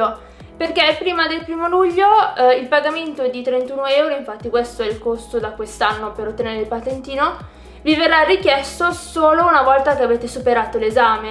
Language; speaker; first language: Italian; native; Italian